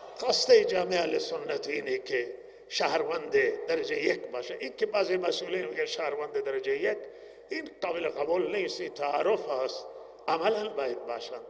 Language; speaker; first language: Persian; non-native, local second language; Baluchi